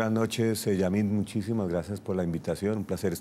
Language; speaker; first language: Spanish; native; Spanish